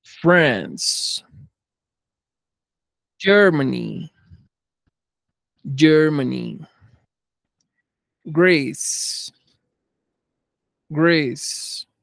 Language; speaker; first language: English; non-native, fluent; Spanish